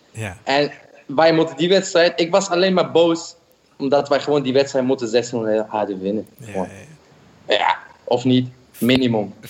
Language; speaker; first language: Dutch; non-native, fluent; German